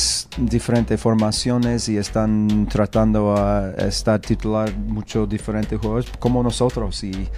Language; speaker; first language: Spanish; non-native, learner; English